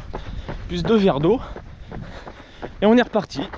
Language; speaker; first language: French; native; French